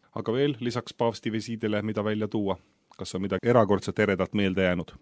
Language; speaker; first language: Estonian; native; Estonian